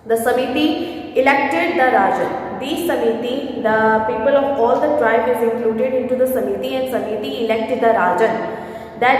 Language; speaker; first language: English; non-native, local second language; Hindi